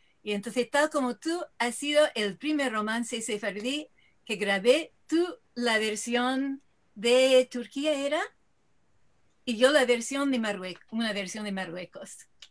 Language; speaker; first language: Spanish; non-native, fluent; English